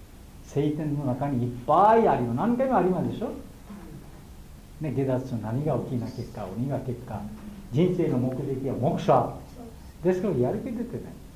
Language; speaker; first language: Japanese; non-native, learner; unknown